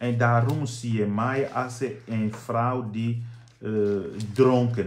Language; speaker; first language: Dutch; non-native, fluent; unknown